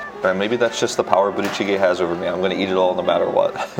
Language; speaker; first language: English; native; English